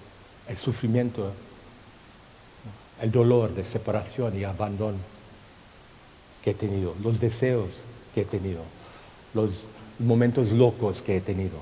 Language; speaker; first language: Spanish; non-native, fluent; Thai